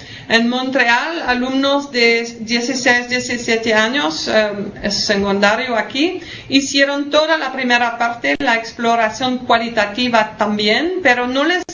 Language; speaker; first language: Spanish; non-native, fluent; French